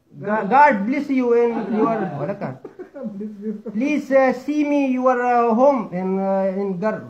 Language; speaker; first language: English; non-native, learner; Urdu